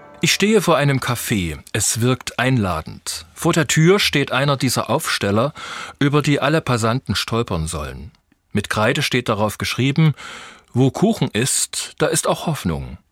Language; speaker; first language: German; native; German